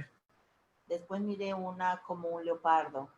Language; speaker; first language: Spanish; native; Spanish